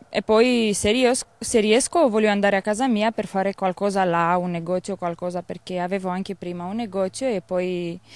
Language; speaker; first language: Italian; non-native, learner; Romanian